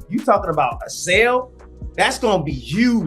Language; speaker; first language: English; native; English